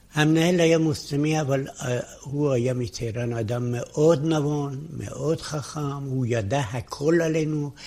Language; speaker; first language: Hebrew; non-native, fluent; Persian